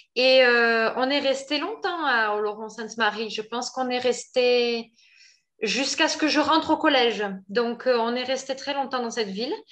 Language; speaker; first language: French; native; French